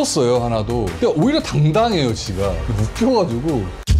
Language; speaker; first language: Korean; native; Korean